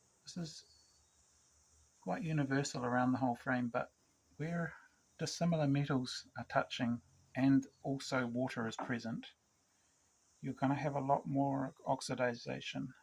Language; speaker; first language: English; native; English